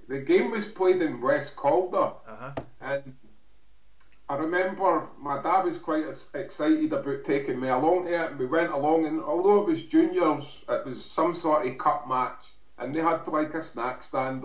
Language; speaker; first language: English; native; English